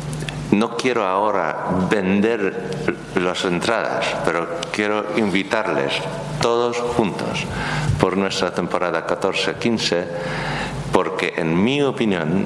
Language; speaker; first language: Spanish; non-native, learner; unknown